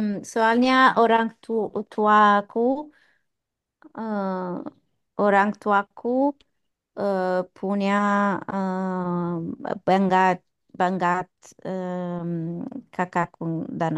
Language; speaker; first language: Indonesian; non-native, learner; English